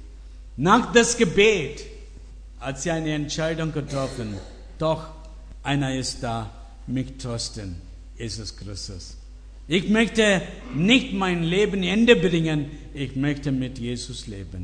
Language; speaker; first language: German; non-native, learner; Tamil